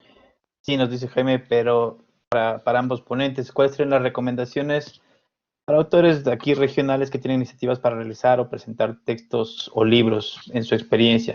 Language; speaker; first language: Spanish; native; Spanish